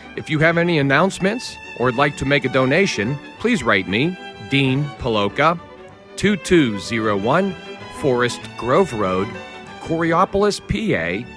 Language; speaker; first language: English; native; English